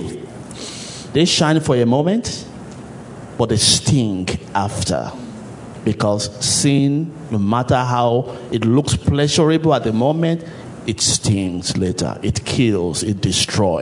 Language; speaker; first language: English; non-native, local second language; Yoruba